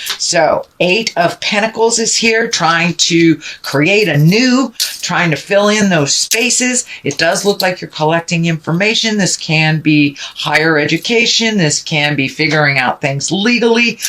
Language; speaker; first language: English; native; English